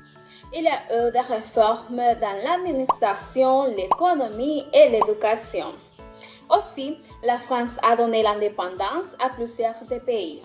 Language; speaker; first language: French; non-native, learner; Spanish